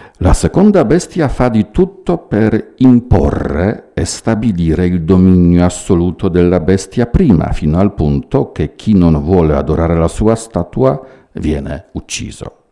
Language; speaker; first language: Italian; non-native, fluent; Polish